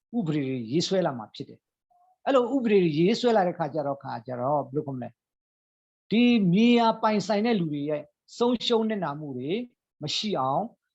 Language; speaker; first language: Burmese; non-native, local second language; Hakha Chin